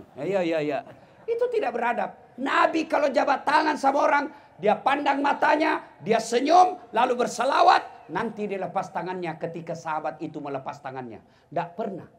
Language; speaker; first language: Indonesian; non-native, local second language; Buginese